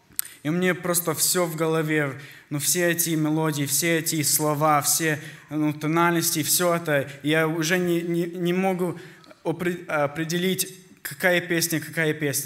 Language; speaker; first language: Russian; early bilingual, heritage; Russian